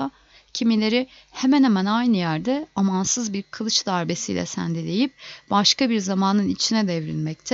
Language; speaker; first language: Turkish; native; Turkish